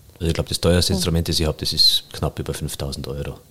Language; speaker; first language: German; native; German